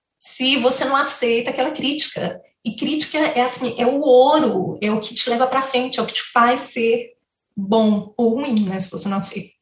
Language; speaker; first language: Portuguese; native; Portuguese